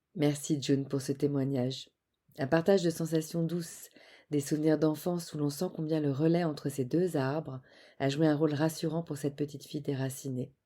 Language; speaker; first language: French; native; French